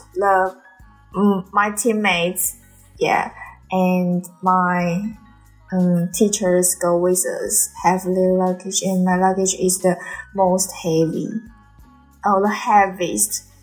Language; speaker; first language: English; non-native, learner; Chinese